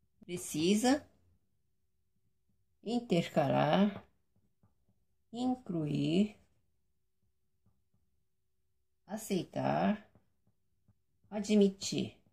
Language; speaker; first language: Portuguese; non-native, fluent; Japanese